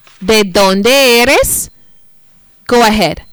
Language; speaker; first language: Spanish; non-native, fluent; English